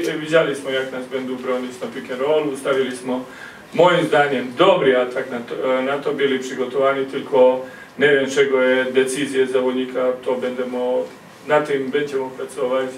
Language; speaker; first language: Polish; non-native, learner; Croatian